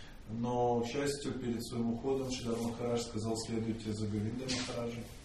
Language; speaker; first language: Russian; native; Russian